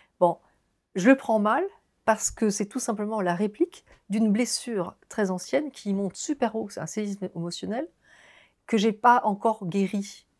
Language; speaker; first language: French; native; French